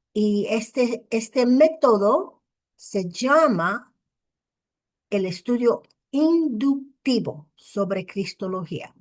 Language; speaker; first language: Spanish; early bilingual, heritage; English